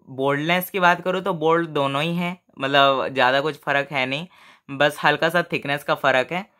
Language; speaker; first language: Hindi; native; Hindi